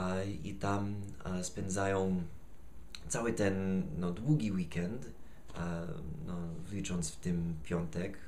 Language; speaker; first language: Polish; non-native, fluent; English